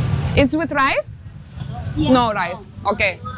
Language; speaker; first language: English; non-native, learner; Lithuanian